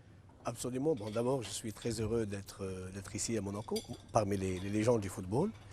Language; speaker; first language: French; non-native, local second language; Arabic